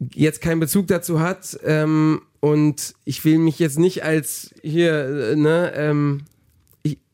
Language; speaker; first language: German; early bilingual, heritage; German